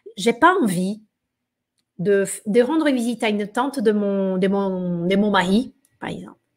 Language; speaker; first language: French; non-native, fluent; Portuguese